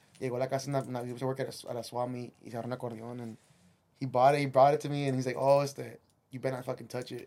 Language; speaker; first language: English; early bilingual, other home language; Spanish